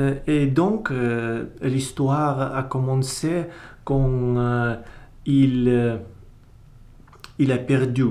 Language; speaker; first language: French; non-native, learner; Russian